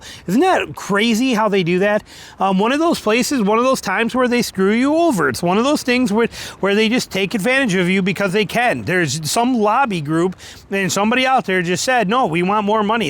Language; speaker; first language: English; native; English